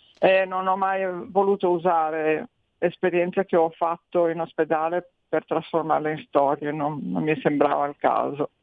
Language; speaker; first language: Italian; native; Italian